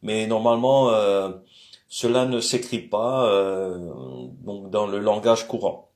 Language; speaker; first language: French; native; French